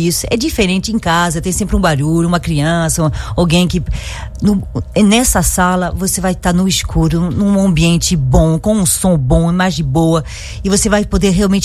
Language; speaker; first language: Portuguese; non-native, fluent; French